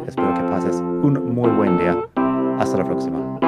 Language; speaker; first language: Spanish; non-native, fluent; English